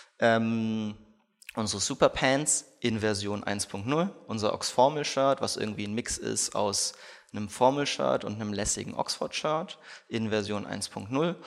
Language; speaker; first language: German; early bilingual, other home language; Russian